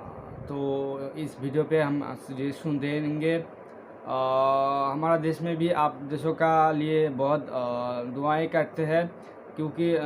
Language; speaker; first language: Hindi; non-native, learner; Bangla